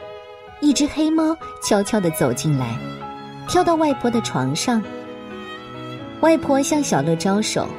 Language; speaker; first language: Chinese; native; Chinese